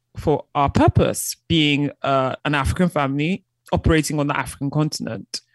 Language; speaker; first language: English; early bilingual, other home language; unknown